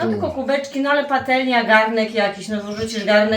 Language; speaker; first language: Polish; native; Polish